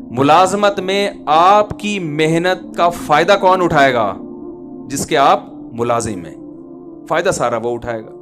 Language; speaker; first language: Urdu; native; Urdu